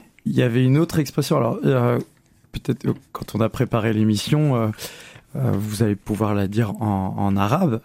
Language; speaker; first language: French; native; French